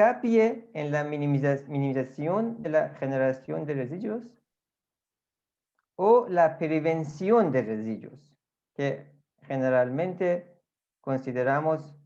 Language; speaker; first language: Spanish; non-native, fluent; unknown